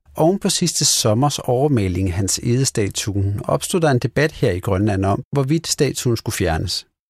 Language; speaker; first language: Danish; native; Danish